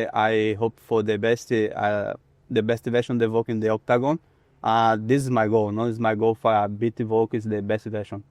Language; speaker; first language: English; non-native, learner; Portuguese